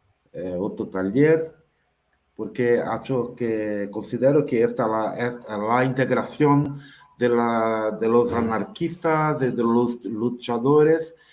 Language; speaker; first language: Spanish; non-native, learner; Portuguese